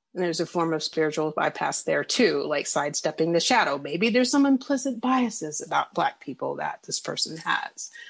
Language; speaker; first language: English; native; English